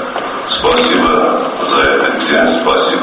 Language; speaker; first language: Russian; non-native, fluent; Armenian